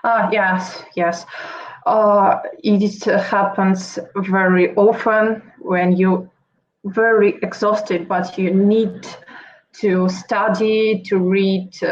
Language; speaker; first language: English; non-native, fluent; Russian